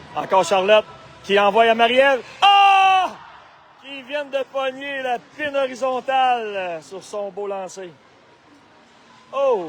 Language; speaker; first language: French; native; French